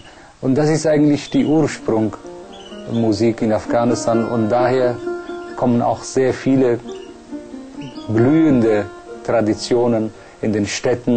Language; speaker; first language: German; non-native, fluent; Persian